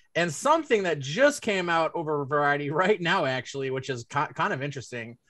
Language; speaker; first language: English; native; English